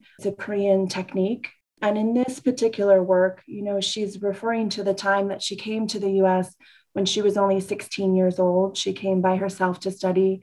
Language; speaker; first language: English; native; English